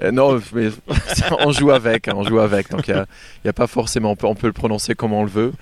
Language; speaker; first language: French; native; French